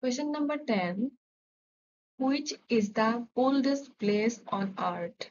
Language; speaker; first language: English; non-native, local second language; Assamese